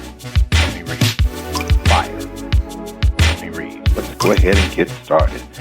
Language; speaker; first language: English; native; English